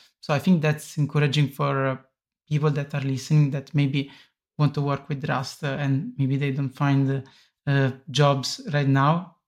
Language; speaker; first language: English; non-native, fluent; Italian